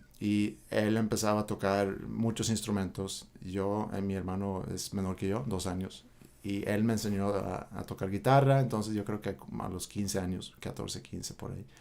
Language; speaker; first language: Spanish; non-native, fluent; Swedish